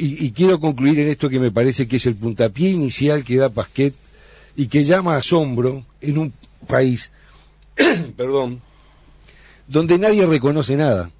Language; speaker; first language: Spanish; native; Spanish